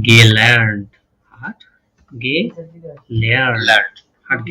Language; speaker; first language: German; non-native, learner; Bangla